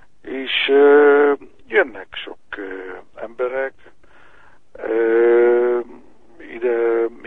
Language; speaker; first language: Hungarian; early bilingual, heritage; Hebrew